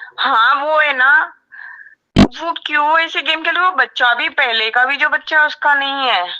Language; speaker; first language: Hindi; native; Hindi